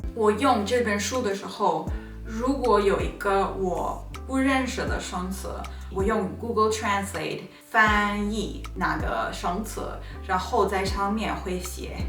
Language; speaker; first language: Chinese; non-native, learner; Spanish